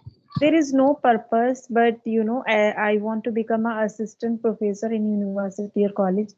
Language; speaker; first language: English; non-native, fluent; Hindi